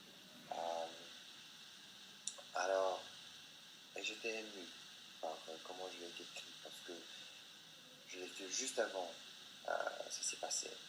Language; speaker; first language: French; non-native, learner; English